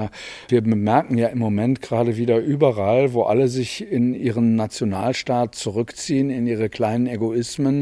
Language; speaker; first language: German; native; German